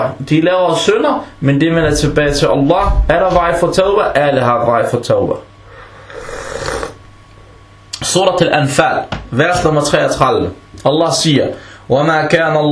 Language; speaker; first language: Danish; early bilingual, other home language; Arabic